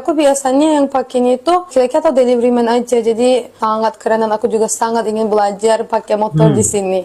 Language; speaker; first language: Indonesian; non-native, fluent; Turkish